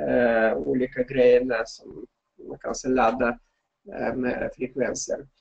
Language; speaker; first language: Swedish; non-native, fluent; Russian